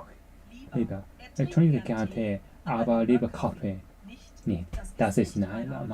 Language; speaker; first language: German; non-native, learner; Japanese